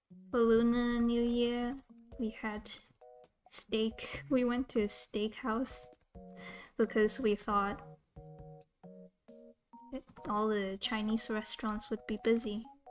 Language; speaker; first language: English; non-native, local second language; Cantonese